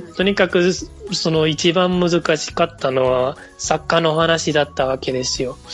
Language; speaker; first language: Japanese; non-native, fluent; Spanish